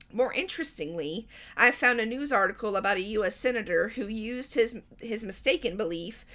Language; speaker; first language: English; native; English